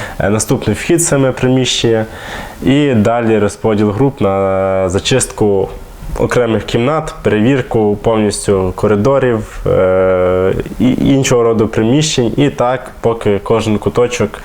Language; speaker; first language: Ukrainian; native; Ukrainian